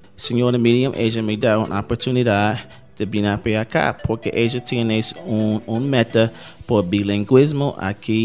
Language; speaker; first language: Spanish; non-native, learner; English